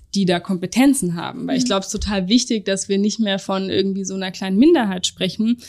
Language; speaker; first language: German; native; German